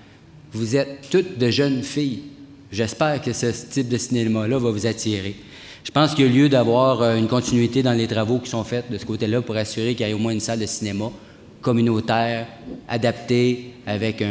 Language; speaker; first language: French; native; French